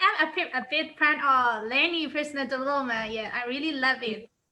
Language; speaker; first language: English; non-native, learner; Burmese